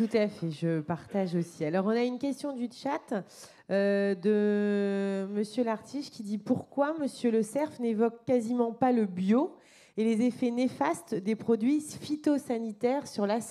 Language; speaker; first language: French; native; French